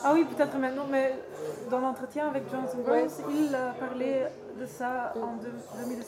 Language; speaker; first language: French; non-native, learner; Dutch